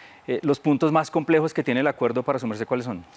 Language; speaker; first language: Spanish; native; Spanish